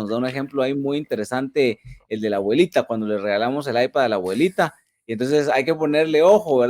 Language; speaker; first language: Spanish; native; Spanish